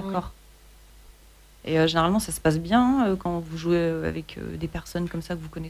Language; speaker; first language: French; native; French